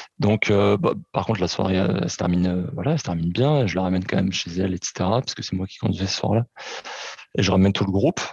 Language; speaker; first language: French; early bilingual, other home language; Portuguese